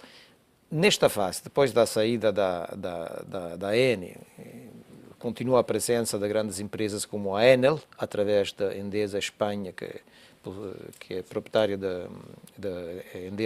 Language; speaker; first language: Portuguese; non-native, fluent; Italian